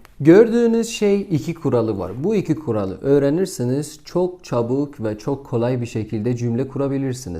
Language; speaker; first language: Turkish; non-native, fluent; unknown